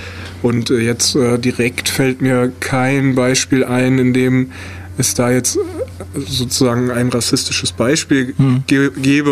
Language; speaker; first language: German; native; German